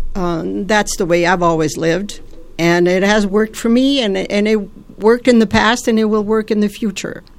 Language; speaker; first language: English; early bilingual, other home language; Italian